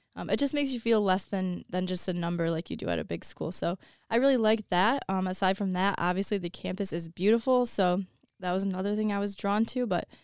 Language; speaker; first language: English; native; English